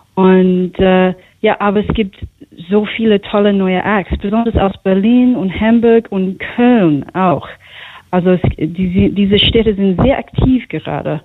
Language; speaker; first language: German; non-native, fluent; English